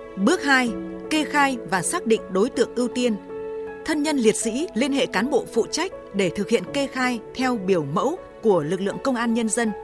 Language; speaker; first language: Vietnamese; native; Vietnamese